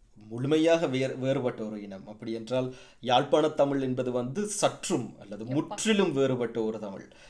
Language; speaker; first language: Tamil; native; Tamil